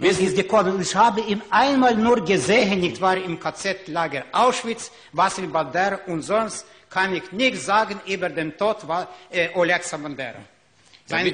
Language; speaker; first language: German; non-native, learner; Ukrainian